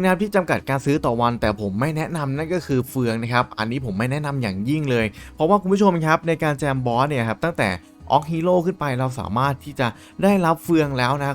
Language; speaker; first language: Thai; native; Thai